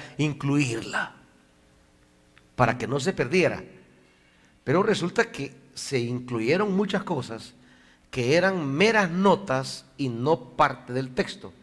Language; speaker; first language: Spanish; native; Spanish